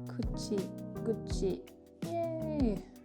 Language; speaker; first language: Japanese; non-native, learner; German